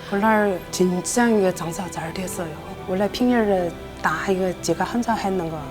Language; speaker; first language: Korean; non-native, learner; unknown